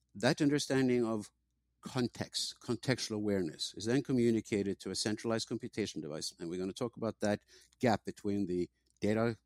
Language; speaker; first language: English; non-native, fluent; Norwegian